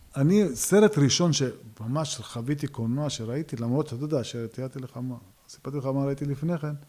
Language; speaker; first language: Hebrew; early bilingual, other home language; Georgian